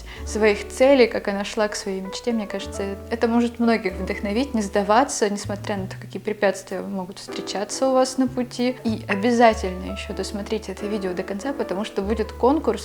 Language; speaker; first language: Russian; native; Russian